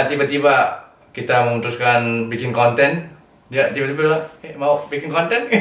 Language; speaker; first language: Indonesian; non-native, fluent; Korean